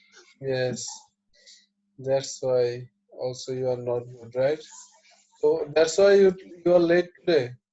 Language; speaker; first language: English; non-native, local second language; Bangla